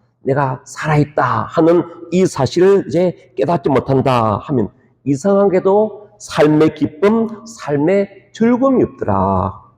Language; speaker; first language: Korean; native; Korean